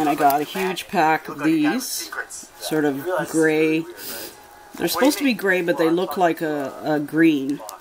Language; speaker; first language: English; native; English